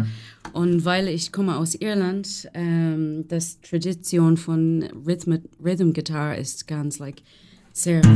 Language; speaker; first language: German; non-native, fluent; English